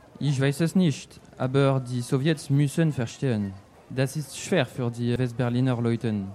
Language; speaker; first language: German; non-native, learner; French